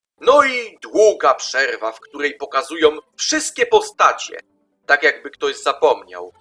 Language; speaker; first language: Polish; native; Polish